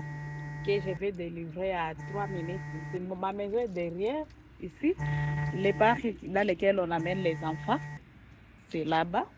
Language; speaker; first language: French; non-native, local second language; Swahili